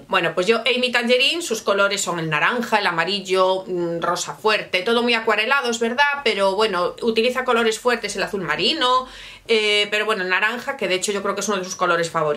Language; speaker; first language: Spanish; native; Spanish